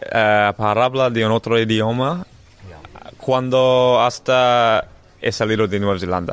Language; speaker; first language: Spanish; non-native, learner; English